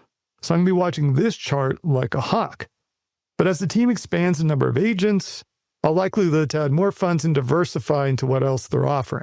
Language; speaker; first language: English; native; English